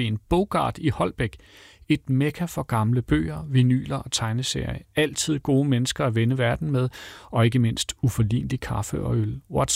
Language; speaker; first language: Danish; native; Danish